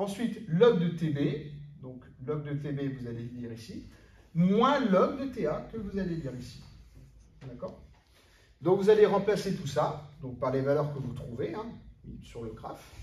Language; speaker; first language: French; native; French